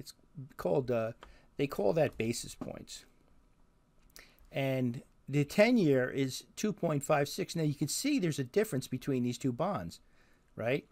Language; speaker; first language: English; native; English